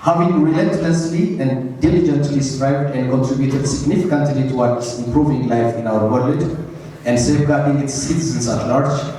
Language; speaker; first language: English; non-native, local second language; Amharic